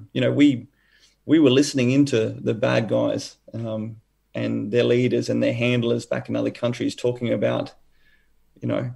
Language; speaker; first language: English; native; English